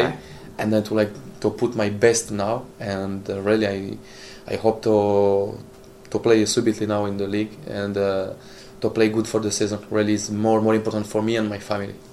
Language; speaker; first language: English; non-native, learner; Italian